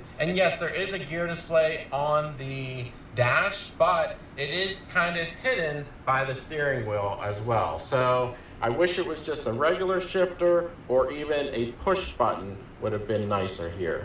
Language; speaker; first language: English; native; English